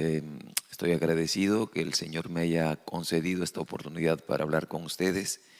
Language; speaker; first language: Spanish; native; Spanish